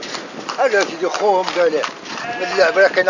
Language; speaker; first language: Arabic; native; Arabic